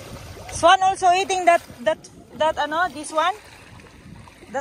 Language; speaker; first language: English; non-native, local second language; Cebuano